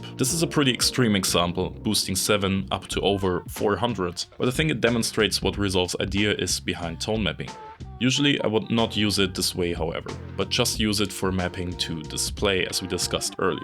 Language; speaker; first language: English; non-native, fluent; German